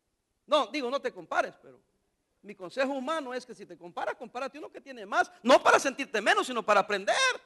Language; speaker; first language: Spanish; native; Spanish